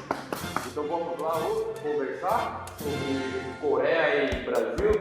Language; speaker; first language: Portuguese; non-native, fluent; Korean